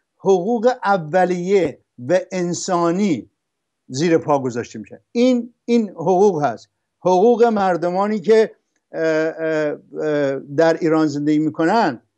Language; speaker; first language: Persian; non-native, local second language; Arabic